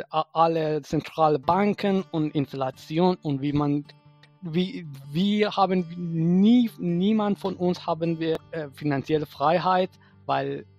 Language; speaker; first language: German; non-native, fluent; Persian